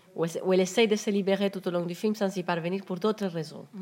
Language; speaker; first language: French; non-native, fluent; Spanish